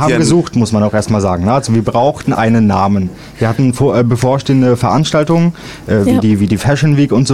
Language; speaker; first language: German; native; German